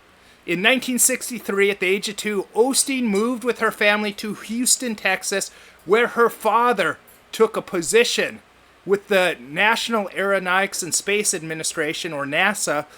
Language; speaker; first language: English; native; English